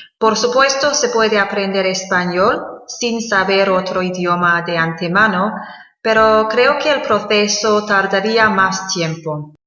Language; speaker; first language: Spanish; non-native, fluent; English